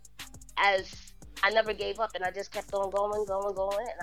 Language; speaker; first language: English; native; English